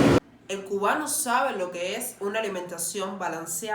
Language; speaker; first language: Spanish; native; Spanish